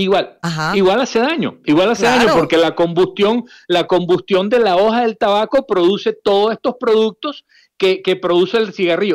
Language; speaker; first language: Spanish; native; Spanish